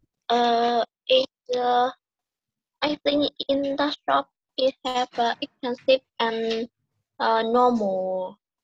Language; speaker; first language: English; non-native, learner; Vietnamese